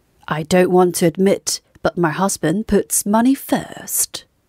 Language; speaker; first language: English; non-native, fluent; Korean